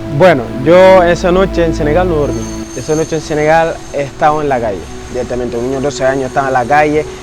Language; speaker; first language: Spanish; non-native, fluent; Wolof